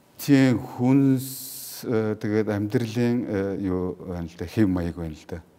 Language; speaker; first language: Mongolian; native; Mongolian